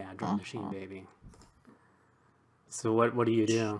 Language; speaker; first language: English; native; English